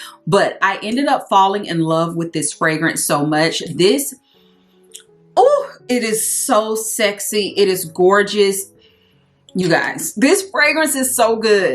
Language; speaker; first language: English; native; English